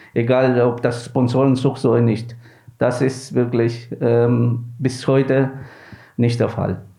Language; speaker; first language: German; non-native, fluent; Spanish